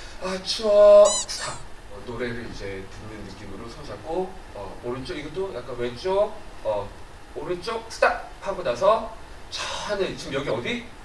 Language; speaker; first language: Korean; native; Korean